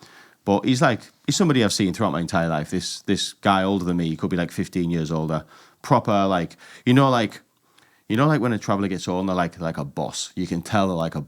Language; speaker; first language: English; native; English